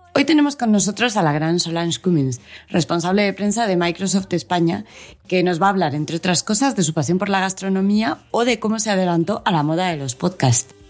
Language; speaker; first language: Spanish; native; Spanish